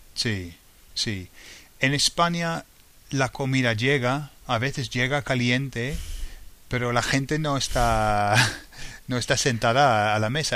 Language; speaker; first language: Spanish; non-native, fluent; English